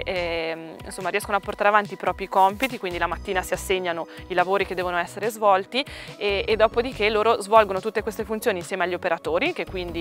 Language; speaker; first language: Italian; native; Italian